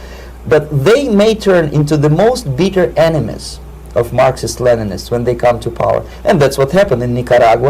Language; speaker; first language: English; non-native, fluent; Russian